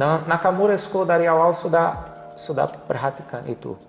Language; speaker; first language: Indonesian; non-native, learner; Portuguese